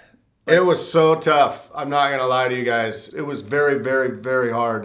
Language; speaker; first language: English; native; English